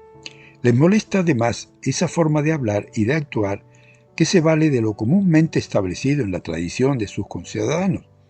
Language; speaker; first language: Spanish; native; Spanish